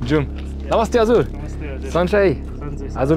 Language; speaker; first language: Nepali; non-native, learner; French